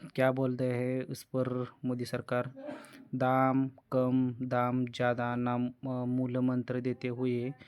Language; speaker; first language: Hindi; non-native, local second language; Marathi